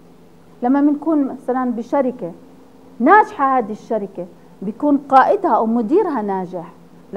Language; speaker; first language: Arabic; native; Arabic